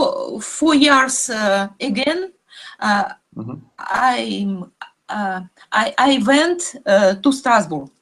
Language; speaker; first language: English; non-native, learner; Russian